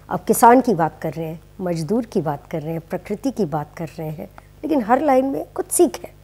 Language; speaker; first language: Hindi; native; Hindi